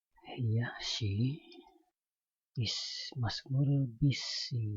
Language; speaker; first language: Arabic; non-native, learner; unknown